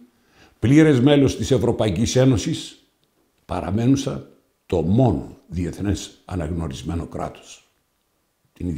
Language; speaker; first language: Greek; native; Greek